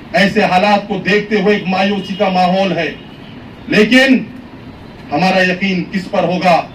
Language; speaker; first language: Urdu; native; Urdu